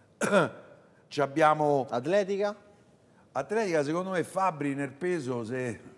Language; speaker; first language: Italian; native; Italian